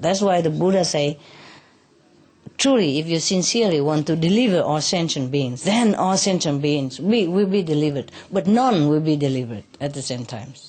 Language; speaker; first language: English; non-native, fluent; Vietnamese